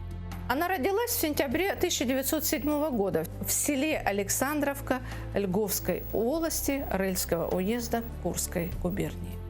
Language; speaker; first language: Russian; native; Russian